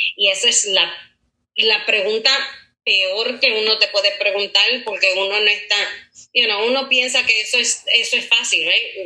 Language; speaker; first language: Spanish; early bilingual, heritage; Spanish